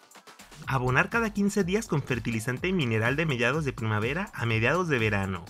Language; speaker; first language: Spanish; native; Spanish